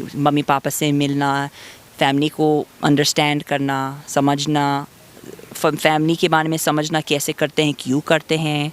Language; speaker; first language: Hindi; non-native, fluent; English